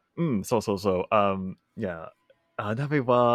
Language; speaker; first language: Japanese; non-native, learner; English